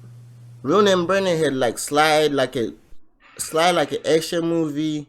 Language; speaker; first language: English; native; English